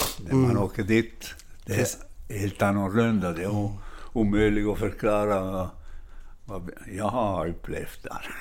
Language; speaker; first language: Swedish; non-native, fluent; Italian